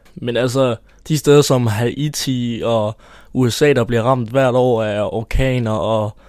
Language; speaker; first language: Danish; native; Danish